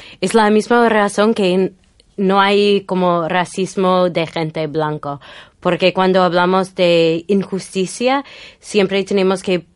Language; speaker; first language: Spanish; non-native, fluent; English